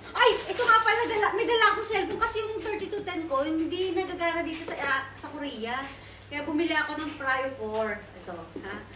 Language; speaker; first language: Filipino; native; Filipino